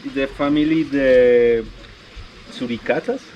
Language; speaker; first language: English; non-native, learner; Spanish